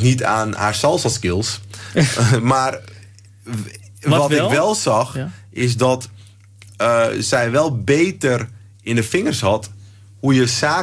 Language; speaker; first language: Dutch; native; Dutch